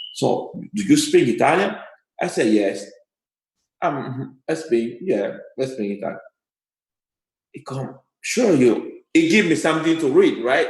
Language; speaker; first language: English; non-native, learner; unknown